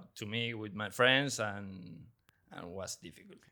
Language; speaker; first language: English; non-native, learner; Spanish